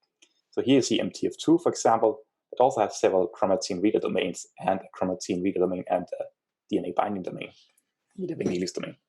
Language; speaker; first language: English; non-native, fluent; Danish